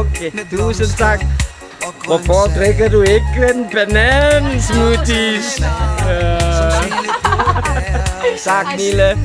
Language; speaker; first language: Danish; non-native, learner; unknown